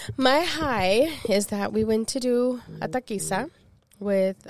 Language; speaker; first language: English; early bilingual, other home language; Spanish